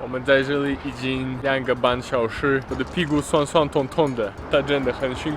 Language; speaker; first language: Chinese; non-native, fluent; Russian